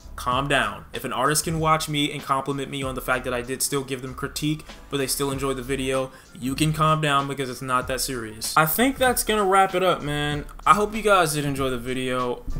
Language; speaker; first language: English; native; English